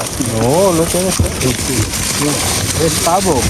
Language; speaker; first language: Spanish; non-native, learner; Filipino